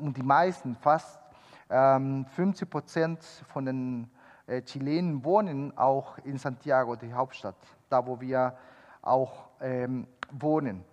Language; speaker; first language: German; non-native, fluent; Spanish